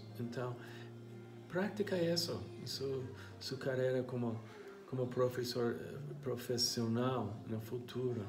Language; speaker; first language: Portuguese; non-native, fluent; English